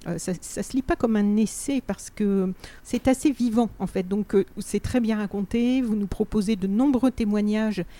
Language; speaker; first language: French; native; French